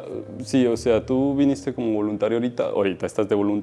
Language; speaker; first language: Spanish; native; Spanish